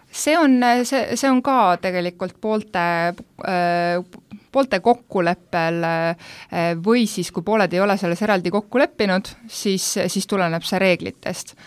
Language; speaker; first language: Estonian; native; Estonian